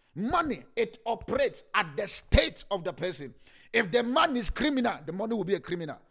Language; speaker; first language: English; non-native, local second language; Yoruba